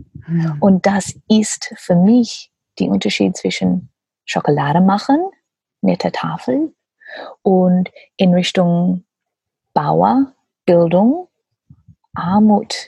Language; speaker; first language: German; non-native, learner; English